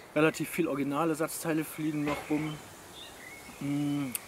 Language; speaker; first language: German; native; German